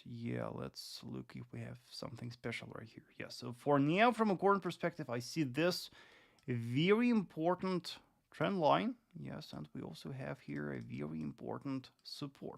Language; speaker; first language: English; non-native, fluent; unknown